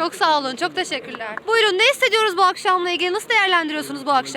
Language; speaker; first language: Turkish; native; Turkish